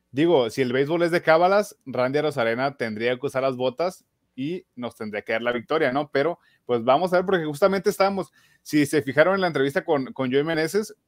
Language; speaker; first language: Spanish; native; Spanish